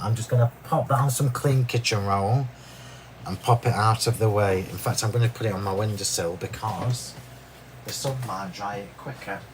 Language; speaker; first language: English; native; English